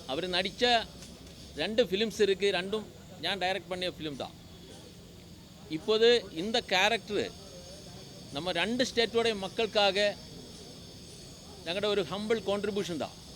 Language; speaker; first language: Tamil; non-native, learner; Malayalam